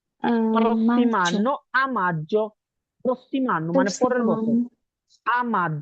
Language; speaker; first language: Italian; non-native, learner; Bangla